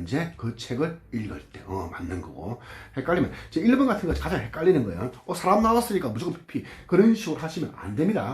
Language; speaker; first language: Korean; native; Korean